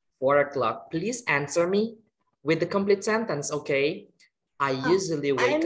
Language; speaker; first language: English; non-native, fluent; Indonesian